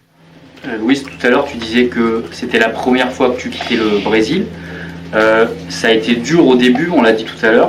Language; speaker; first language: French; native; French